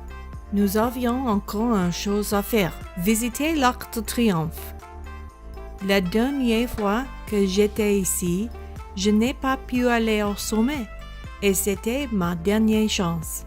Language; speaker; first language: French; non-native, learner; English